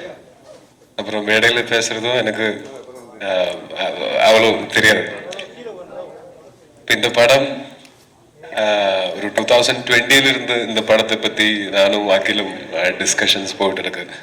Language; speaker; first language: Tamil; non-native, learner; Malayalam